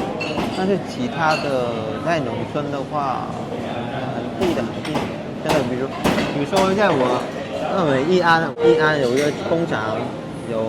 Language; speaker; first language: Chinese; non-native, fluent; Vietnamese